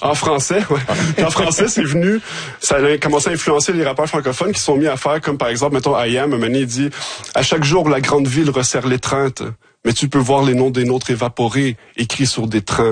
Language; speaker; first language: French; native; French